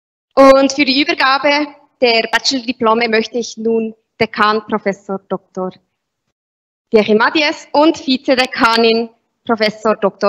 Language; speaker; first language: German; native; German